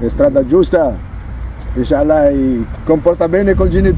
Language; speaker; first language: Italian; non-native, learner; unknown